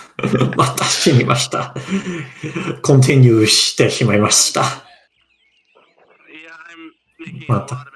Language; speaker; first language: Japanese; non-native, learner; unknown